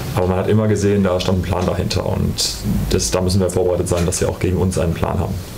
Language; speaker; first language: German; native; German